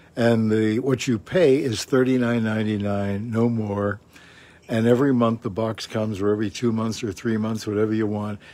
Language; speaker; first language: English; native; English